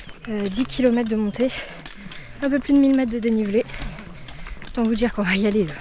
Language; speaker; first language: French; native; French